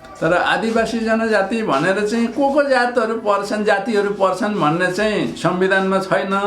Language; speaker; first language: Nepali; non-native, local second language; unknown